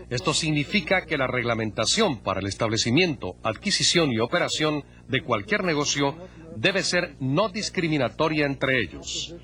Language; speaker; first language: Spanish; native; Spanish